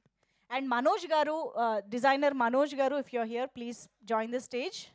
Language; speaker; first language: Telugu; native; Telugu